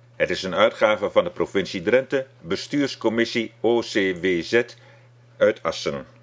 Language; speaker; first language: Dutch; non-native, local second language; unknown